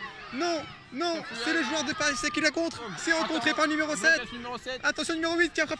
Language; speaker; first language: French; native; French